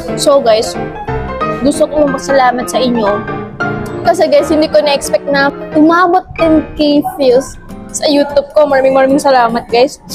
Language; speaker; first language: Filipino; non-native, fluent; Indonesian